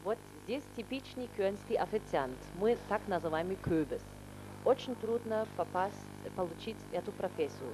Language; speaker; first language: Russian; non-native, learner; German